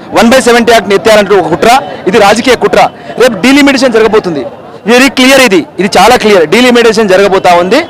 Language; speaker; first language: Telugu; non-native, local second language; Lambadi